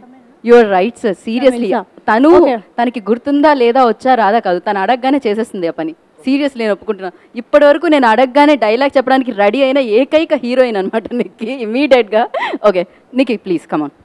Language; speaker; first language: Telugu; native; Telugu